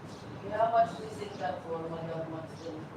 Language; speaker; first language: English; non-native, learner; Filipino